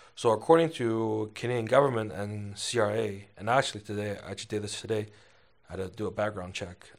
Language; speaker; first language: English; early bilingual, other home language; Chinese